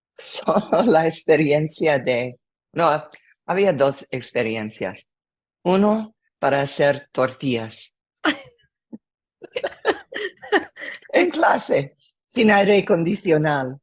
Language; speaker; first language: Spanish; non-native, learner; English